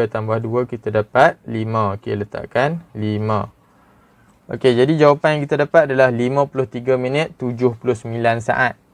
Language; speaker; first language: Malay; native; Malay